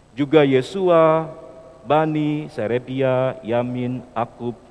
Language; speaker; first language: Indonesian; native; Indonesian